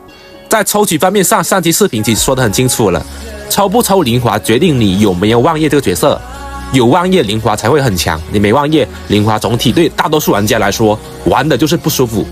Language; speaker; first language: Chinese; native; Chinese